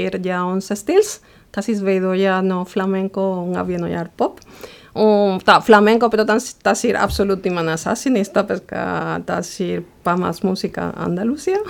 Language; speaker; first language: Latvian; non-native, fluent; Spanish